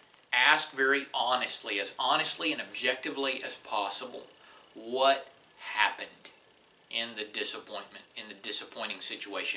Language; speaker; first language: English; native; English